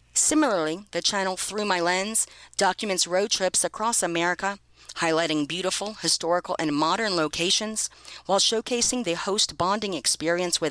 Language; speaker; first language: English; non-native, local second language; Iloko